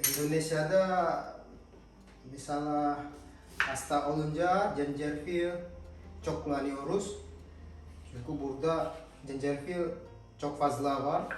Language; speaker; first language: Turkish; non-native, learner; Indonesian